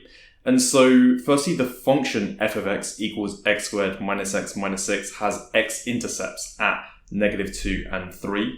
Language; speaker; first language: English; native; English